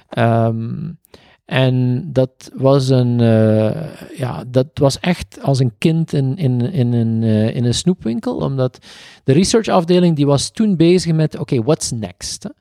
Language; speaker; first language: Dutch; native; Dutch